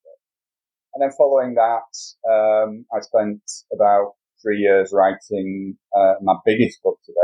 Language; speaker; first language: English; native; English